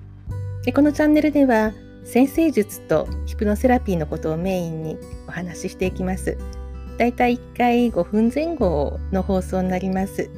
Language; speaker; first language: Japanese; native; Japanese